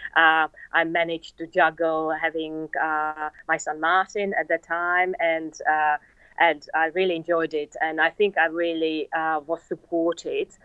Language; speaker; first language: English; non-native, fluent; Czech